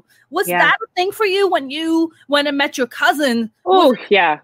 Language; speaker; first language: English; non-native, local second language; Urdu